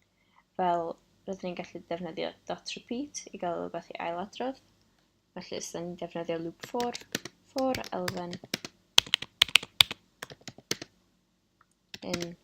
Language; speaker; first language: Welsh; non-native, local second language; English